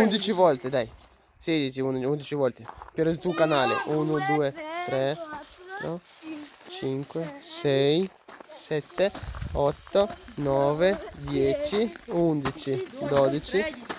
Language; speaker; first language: Italian; non-native, fluent; Russian